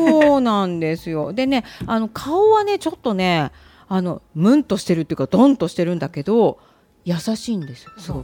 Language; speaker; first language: Japanese; native; Japanese